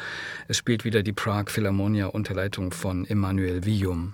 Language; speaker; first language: German; native; German